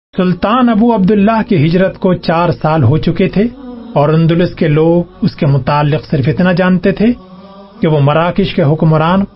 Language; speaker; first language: Urdu; native; Urdu